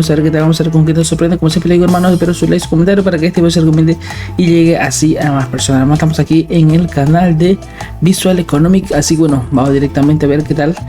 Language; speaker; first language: Spanish; native; Spanish